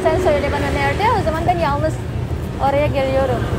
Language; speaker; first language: Turkish; non-native, learner; Indonesian